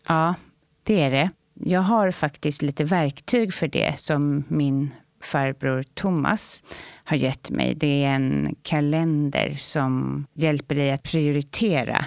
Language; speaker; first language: Swedish; native; Swedish